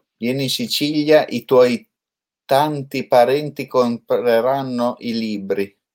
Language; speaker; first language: Italian; native; Italian